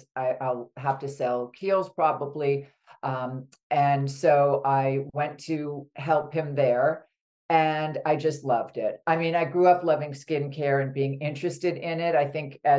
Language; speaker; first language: English; native; English